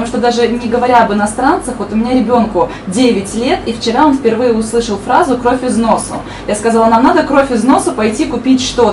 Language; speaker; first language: Russian; native; Russian